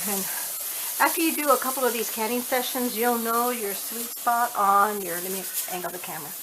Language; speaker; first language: English; native; English